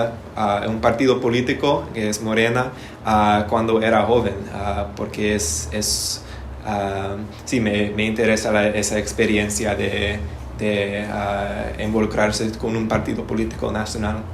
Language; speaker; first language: Spanish; non-native, learner; English